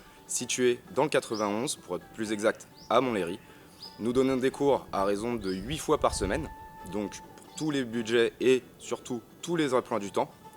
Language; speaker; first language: French; native; French